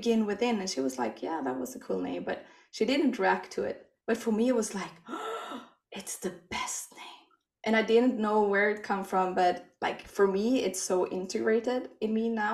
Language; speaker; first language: English; non-native, fluent; Swedish